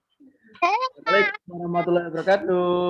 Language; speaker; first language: Indonesian; native; Indonesian